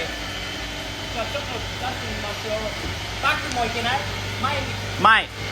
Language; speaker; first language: Japanese; non-native, fluent; English